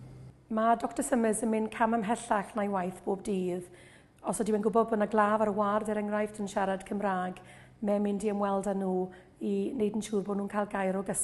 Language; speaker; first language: Welsh; native; Welsh